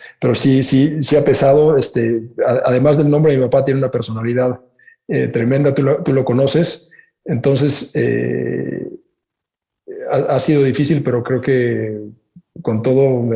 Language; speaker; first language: Spanish; native; Spanish